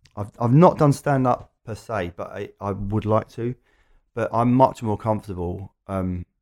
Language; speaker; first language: English; native; English